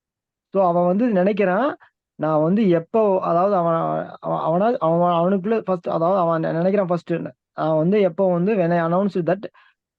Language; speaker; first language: Tamil; native; Tamil